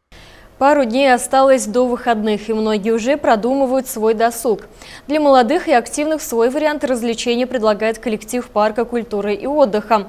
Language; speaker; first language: Russian; native; Russian